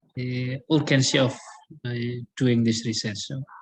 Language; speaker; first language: English; non-native, learner; Indonesian